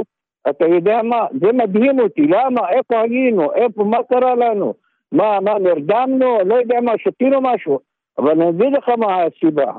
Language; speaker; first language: Hebrew; non-native, local second language; Arabic